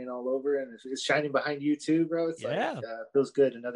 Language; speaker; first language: English; native; English